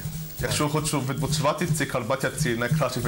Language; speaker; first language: Ukrainian; non-native, learner; Arabic